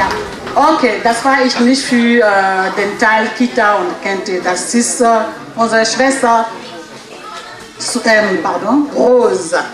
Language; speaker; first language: German; non-native, fluent; French